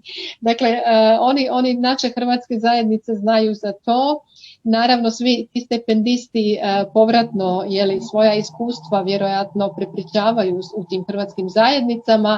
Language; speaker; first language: Croatian; native; Croatian